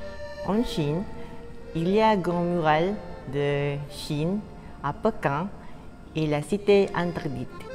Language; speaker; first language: French; non-native, learner; Malay